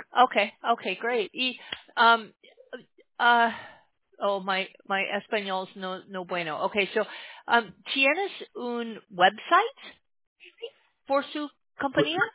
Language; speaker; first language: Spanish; non-native, learner; English